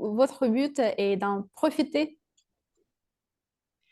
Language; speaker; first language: French; non-native, fluent; Russian